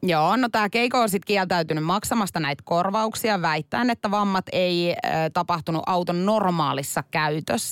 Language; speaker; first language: Finnish; native; Finnish